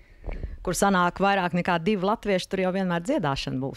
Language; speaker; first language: Latvian; native; Latvian